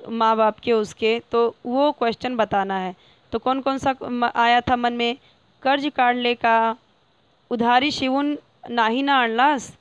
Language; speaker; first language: Hindi; non-native, local second language; Marathi